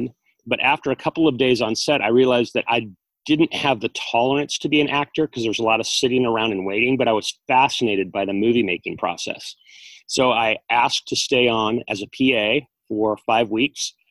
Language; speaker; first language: English; native; English